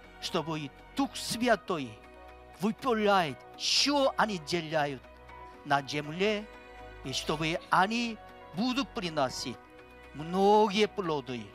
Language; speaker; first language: Russian; non-native, learner; Korean